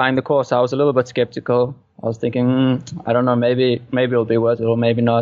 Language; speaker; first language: English; native; English